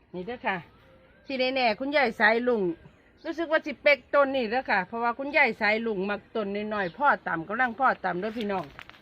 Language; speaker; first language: Thai; native; Thai